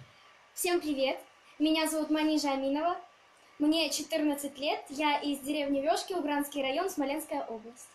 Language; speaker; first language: Russian; early bilingual, other home language; Tajik